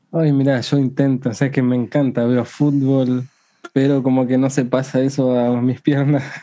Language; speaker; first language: Spanish; native; Spanish